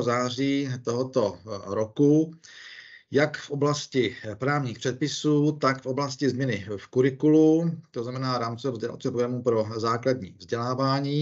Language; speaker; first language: Czech; native; Czech